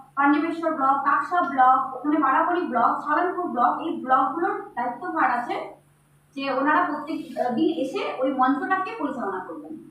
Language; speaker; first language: Bangla; non-native, local second language; Santali